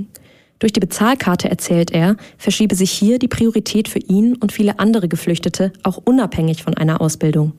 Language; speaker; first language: German; native; German